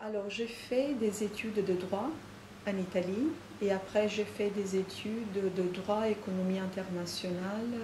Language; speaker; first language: French; non-native, fluent; Italian